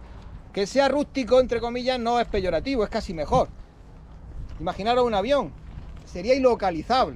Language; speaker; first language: Spanish; native; Spanish